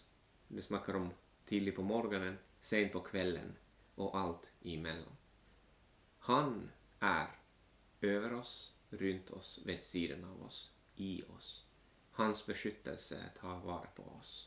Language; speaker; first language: Norwegian; non-native, fluent; Finnish